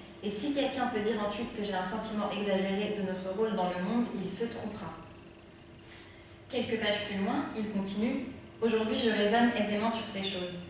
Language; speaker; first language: French; native; French